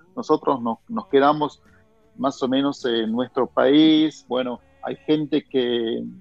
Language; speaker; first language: Spanish; non-native, fluent; German